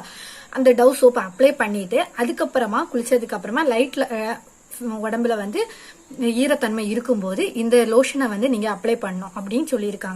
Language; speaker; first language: Tamil; native; Tamil